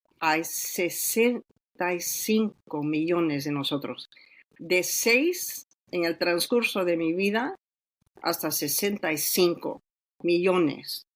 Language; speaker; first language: Spanish; native; Spanish